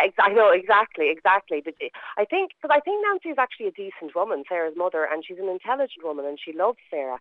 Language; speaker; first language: English; native; English